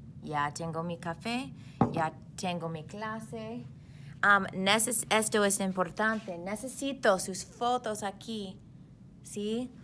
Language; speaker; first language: Spanish; non-native, fluent; English